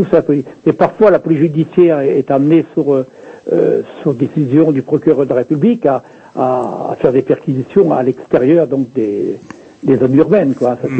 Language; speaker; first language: French; native; French